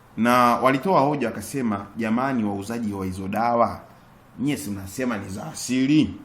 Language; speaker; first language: Swahili; native; Swahili